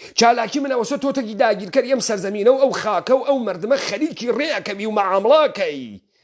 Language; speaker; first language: Central Kurdish; native; Central Kurdish